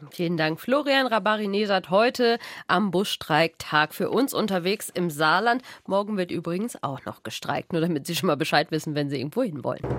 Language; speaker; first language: German; native; German